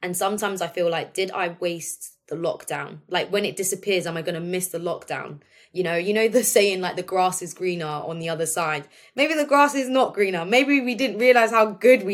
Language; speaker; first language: English; native; English